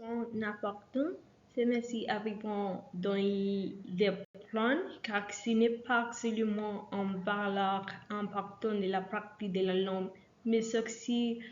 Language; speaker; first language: French; non-native, learner; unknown